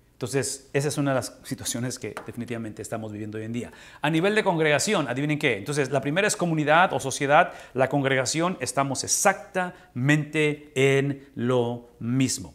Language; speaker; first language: Spanish; native; Spanish